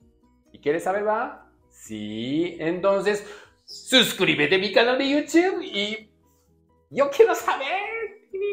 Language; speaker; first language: Spanish; non-native, learner; Japanese